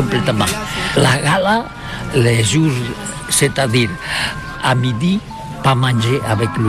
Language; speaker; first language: French; non-native, learner; Catalan